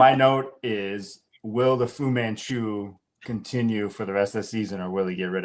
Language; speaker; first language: English; native; English